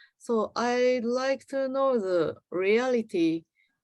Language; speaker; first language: English; non-native, learner; Japanese